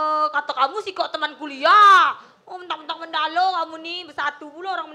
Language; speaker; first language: Indonesian; native; Indonesian